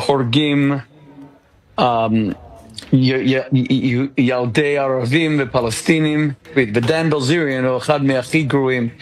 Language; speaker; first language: Hebrew; non-native, fluent; English